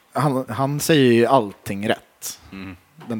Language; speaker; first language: Swedish; native; Swedish